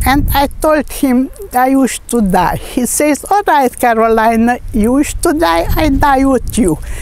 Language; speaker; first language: English; non-native, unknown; Hungarian